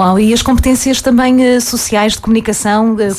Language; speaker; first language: Portuguese; native; Portuguese